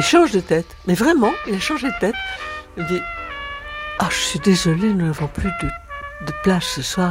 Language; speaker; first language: French; native; French